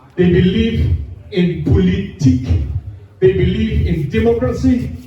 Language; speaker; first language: English; non-native, fluent; Danish